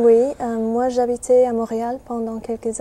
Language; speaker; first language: French; non-native, fluent; English